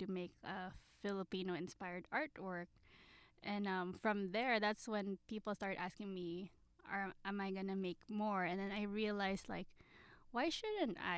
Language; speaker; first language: English; non-native, local second language; Filipino